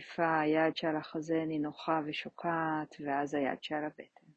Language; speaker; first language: Hebrew; native; Hebrew